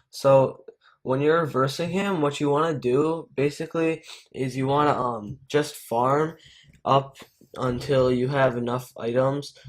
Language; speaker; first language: English; native; English